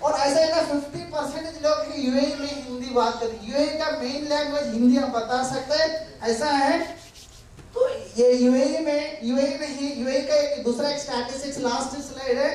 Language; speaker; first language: Hindi; non-native, local second language; Tamil